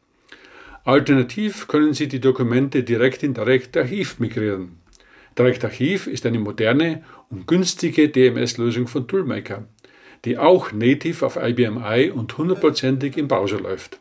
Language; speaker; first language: German; native; German